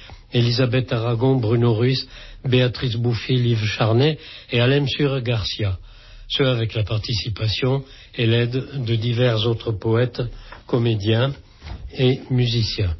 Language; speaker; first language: French; native; French